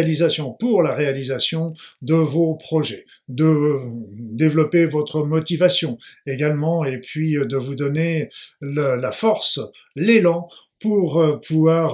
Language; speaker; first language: French; native; French